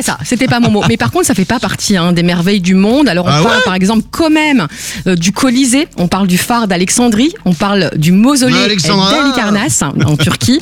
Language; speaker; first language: French; native; French